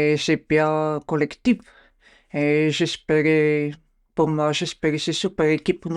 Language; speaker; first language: French; non-native, learner; Bulgarian